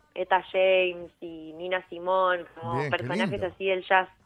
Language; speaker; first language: Spanish; native; Spanish